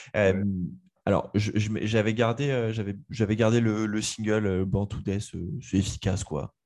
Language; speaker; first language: French; native; French